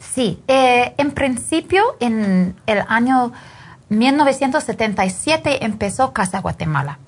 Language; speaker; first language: Spanish; non-native, fluent; English